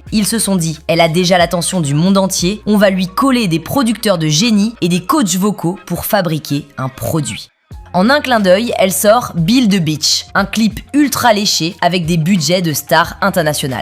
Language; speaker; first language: French; native; French